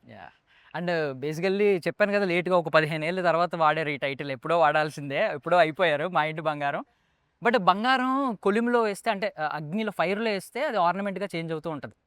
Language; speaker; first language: Telugu; native; Telugu